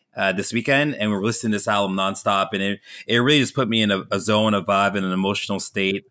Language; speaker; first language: English; native; English